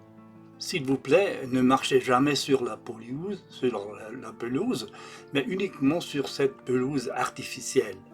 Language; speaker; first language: French; non-native, local second language; German